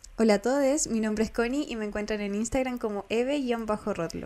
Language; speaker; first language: Spanish; native; Spanish